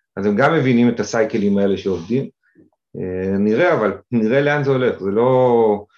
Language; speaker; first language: Hebrew; native; Hebrew